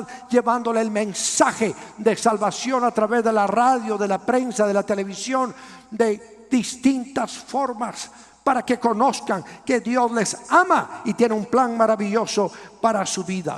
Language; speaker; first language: Spanish; native; Spanish